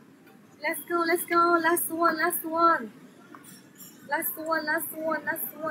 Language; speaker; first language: English; non-native, learner; Chinese